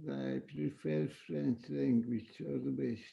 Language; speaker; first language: English; non-native, fluent; Polish